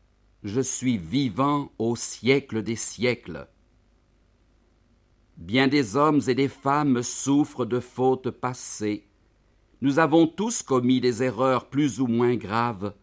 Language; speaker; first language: French; native; French